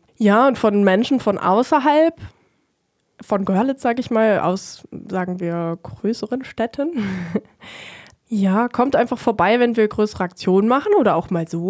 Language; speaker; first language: German; native; German